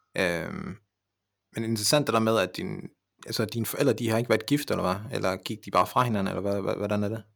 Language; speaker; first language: Danish; early bilingual, other home language; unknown